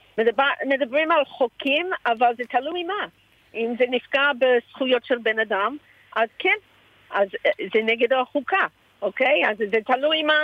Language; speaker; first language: Hebrew; early bilingual, heritage; Hebrew